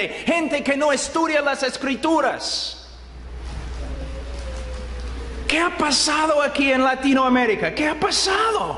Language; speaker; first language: Spanish; non-native, fluent; English